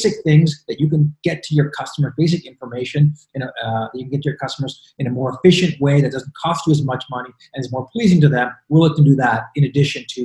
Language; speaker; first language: English; native; English